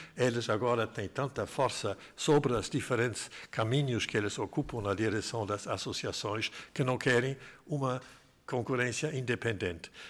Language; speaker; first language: Portuguese; non-native, fluent; German